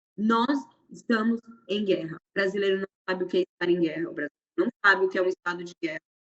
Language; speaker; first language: Portuguese; native; Portuguese